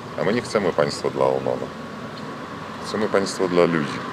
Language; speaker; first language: Polish; non-native, fluent; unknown